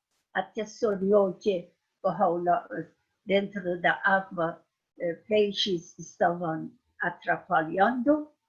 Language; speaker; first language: Portuguese; non-native, fluent; Persian